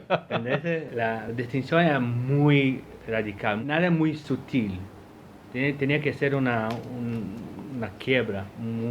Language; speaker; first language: Spanish; non-native, fluent; Portuguese